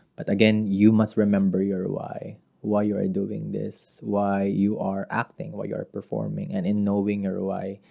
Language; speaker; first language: English; non-native, local second language; Filipino